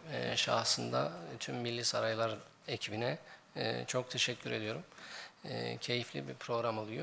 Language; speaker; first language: Turkish; native; Turkish